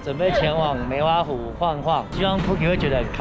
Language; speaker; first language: Chinese; native; Chinese